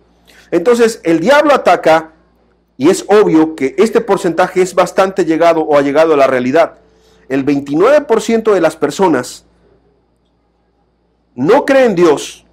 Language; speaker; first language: Spanish; native; Spanish